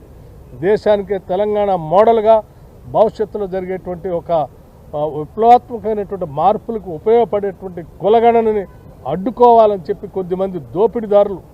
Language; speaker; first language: Telugu; native; Telugu